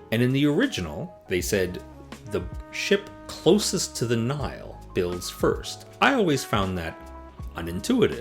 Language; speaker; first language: English; native; English